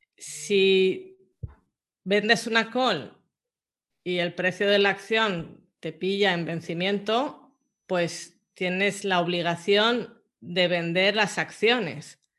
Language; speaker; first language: Spanish; native; Spanish